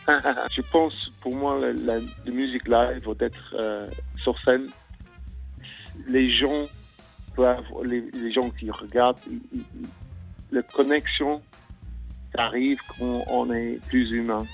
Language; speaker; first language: French; non-native, fluent; English